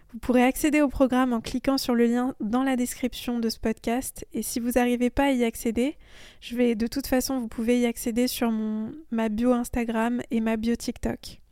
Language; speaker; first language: French; early bilingual, other home language; Persian